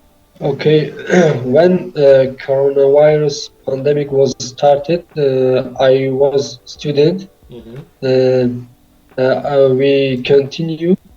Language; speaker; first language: English; non-native, learner; Tajik